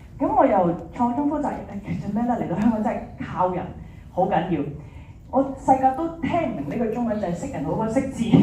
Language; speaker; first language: Cantonese; early bilingual, heritage; Cantonese